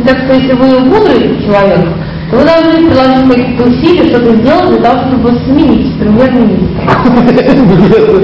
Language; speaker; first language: Russian; native; Russian